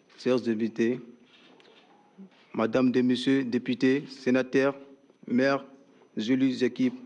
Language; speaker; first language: French; non-native, learner; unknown